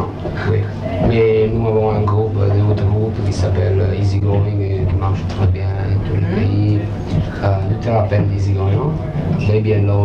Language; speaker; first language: French; non-native, learner; Italian